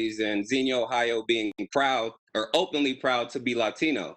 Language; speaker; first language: English; native; English